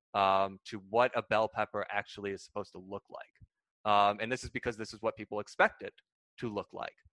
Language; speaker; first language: English; native; English